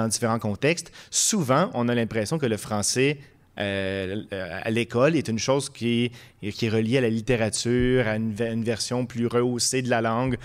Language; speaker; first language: French; native; French